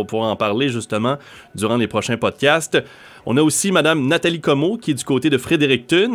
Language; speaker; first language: French; native; French